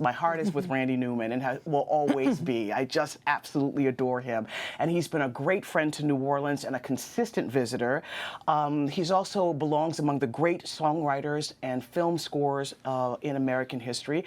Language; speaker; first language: English; native; English